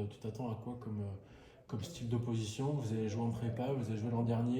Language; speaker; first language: French; native; French